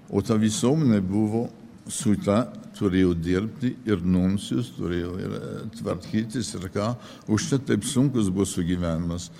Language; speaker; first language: Lithuanian; early bilingual, heritage; Lithuanian